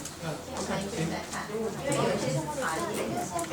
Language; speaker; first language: Chinese; native; Chinese